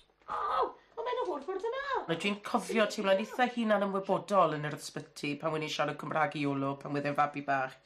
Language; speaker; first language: Welsh; non-native, fluent; English